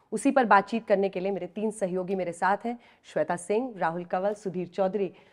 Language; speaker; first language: Hindi; native; Hindi